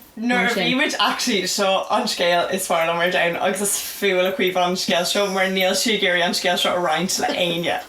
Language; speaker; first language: Irish; non-native, local second language; English